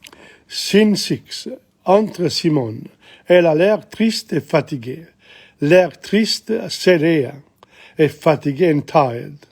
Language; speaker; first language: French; non-native, fluent; English